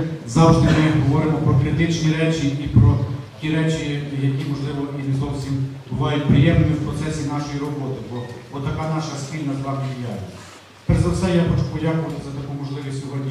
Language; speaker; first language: Ukrainian; native; Ukrainian